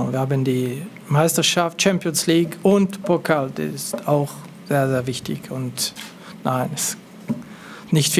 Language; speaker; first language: German; non-native, local second language; French